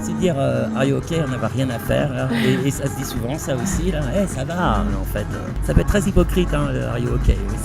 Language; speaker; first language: French; native; French